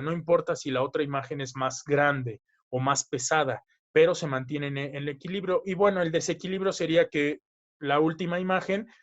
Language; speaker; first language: Spanish; native; Spanish